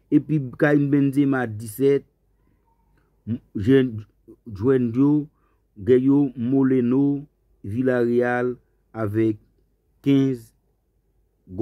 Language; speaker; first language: French; non-native, learner; Haitian Creole